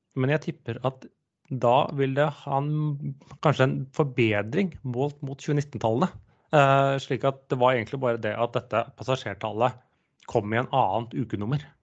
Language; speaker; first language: Norwegian; native; Norwegian